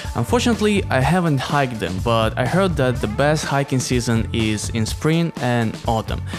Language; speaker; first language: English; non-native, fluent; Russian